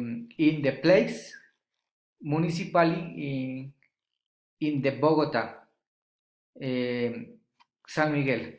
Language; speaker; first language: English; non-native, learner; Spanish